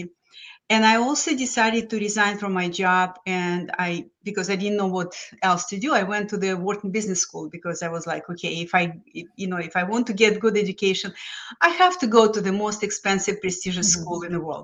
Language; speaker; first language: English; non-native, fluent; Lithuanian